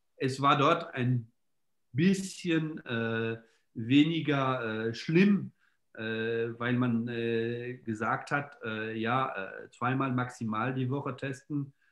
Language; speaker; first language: German; non-native, local second language; French